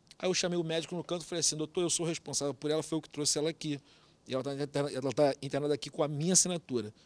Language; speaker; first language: Portuguese; native; Portuguese